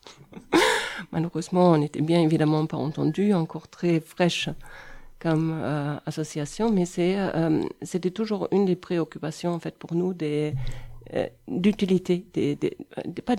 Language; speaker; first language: French; non-native, fluent; German